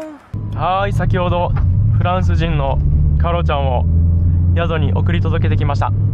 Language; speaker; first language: Japanese; native; Japanese